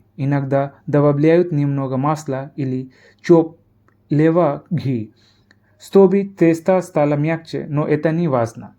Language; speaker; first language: Russian; non-native, fluent; Hindi